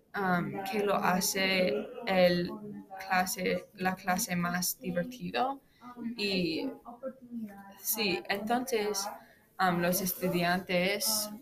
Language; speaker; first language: Spanish; non-native, learner; English